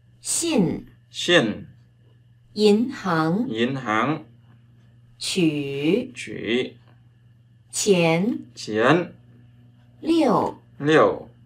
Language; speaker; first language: Chinese; non-native, learner; Vietnamese